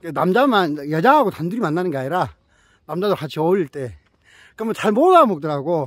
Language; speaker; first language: Korean; native; Korean